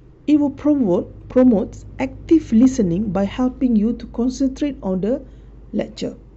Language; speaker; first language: English; non-native, local second language; Malay